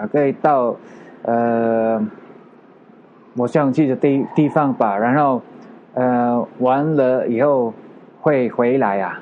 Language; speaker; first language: Chinese; non-native, learner; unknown